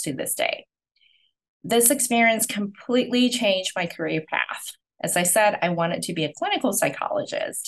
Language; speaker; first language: English; non-native, local second language; Cantonese